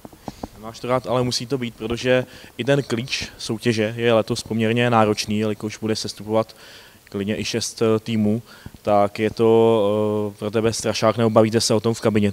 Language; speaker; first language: Czech; native; Czech